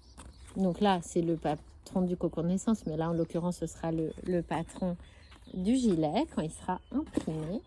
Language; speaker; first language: French; native; French